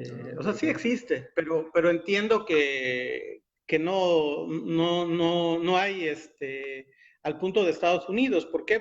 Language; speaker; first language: Spanish; native; Spanish